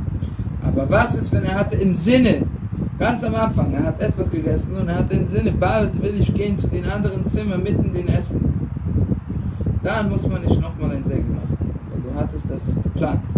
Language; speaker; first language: German; non-native, fluent; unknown